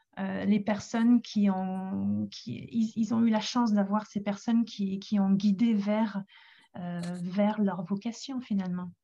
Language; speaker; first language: French; non-native, fluent; English